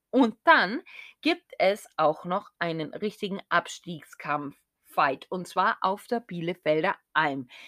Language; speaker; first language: German; native; German